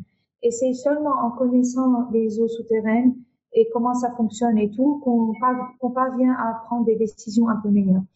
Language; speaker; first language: French; non-native, local second language; Arabic